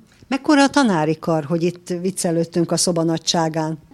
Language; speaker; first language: Hungarian; native; Hungarian